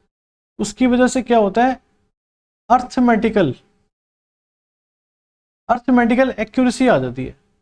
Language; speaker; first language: Hindi; native; Hindi